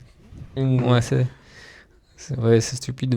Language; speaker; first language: French; non-native, fluent; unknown